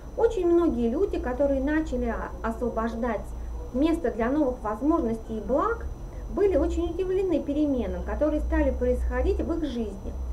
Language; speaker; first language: Russian; native; Russian